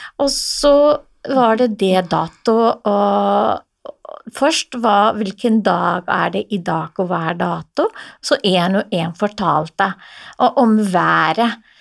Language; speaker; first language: Norwegian; non-native, fluent; Assyrian Neo-Aramaic